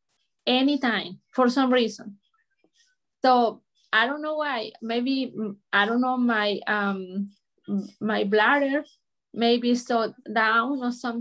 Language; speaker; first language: English; non-native, learner; Spanish